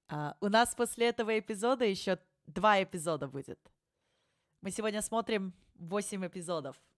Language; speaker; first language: Russian; early bilingual, heritage; Russian